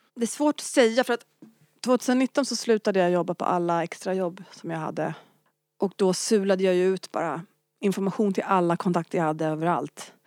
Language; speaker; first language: Swedish; non-native, local second language; French